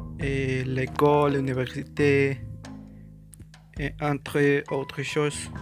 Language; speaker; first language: French; non-native, learner; Spanish